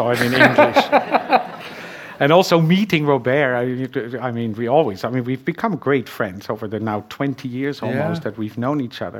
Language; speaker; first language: English; non-native, fluent; Dutch